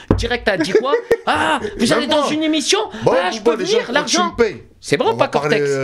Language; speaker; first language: French; native; French